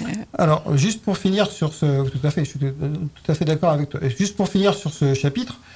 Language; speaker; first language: French; native; French